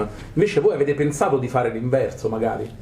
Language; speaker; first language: Italian; native; Italian